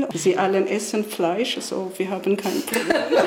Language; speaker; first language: German; non-native, learner; Arabic